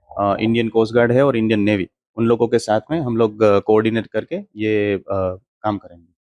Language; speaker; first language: Hindi; non-native, local second language; Gujarati